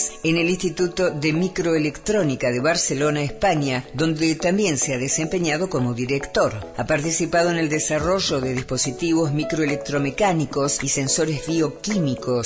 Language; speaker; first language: Spanish; native; Spanish